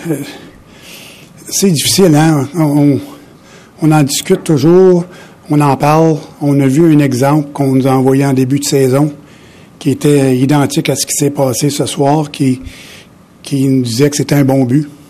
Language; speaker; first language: French; native; French